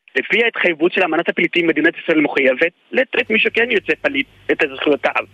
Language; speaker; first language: Hebrew; non-native, fluent; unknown